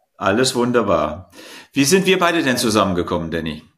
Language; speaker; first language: German; native; German